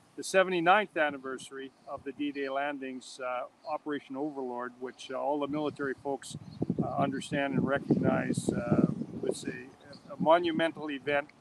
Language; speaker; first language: English; native; English